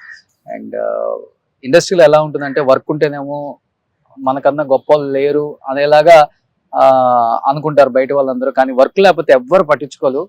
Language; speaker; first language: Telugu; native; Telugu